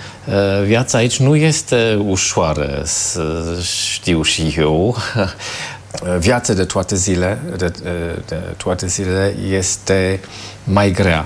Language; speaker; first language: Romanian; non-native, fluent; German